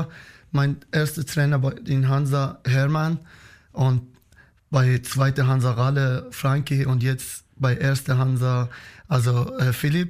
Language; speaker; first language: German; non-native, learner; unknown